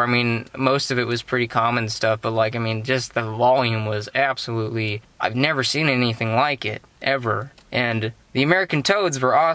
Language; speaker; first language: English; native; English